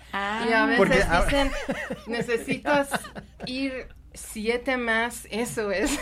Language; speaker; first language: Spanish; non-native, learner; Persian